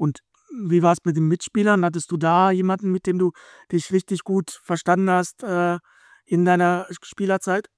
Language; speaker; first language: German; native; German